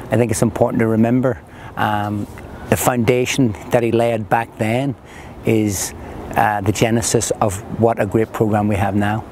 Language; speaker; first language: English; native; English